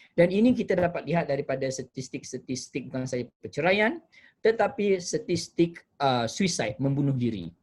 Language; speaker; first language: Malay; native; Malay